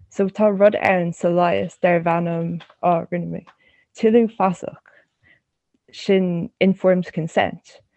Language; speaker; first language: Irish; non-native, local second language; English